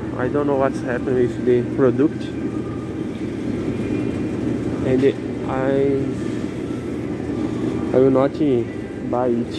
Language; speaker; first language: English; non-native, learner; Portuguese